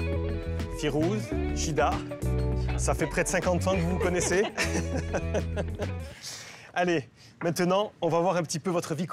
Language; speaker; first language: French; native; French